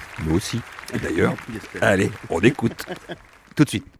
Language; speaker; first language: French; native; French